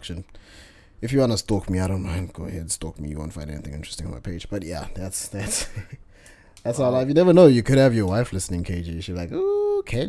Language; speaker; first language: English; non-native, local second language; Bemba